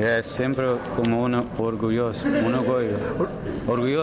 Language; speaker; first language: Spanish; early bilingual, heritage; English